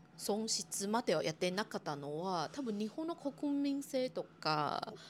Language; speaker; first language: Japanese; non-native, fluent; Chinese